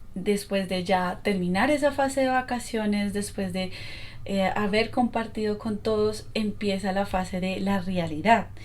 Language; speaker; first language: Spanish; native; Spanish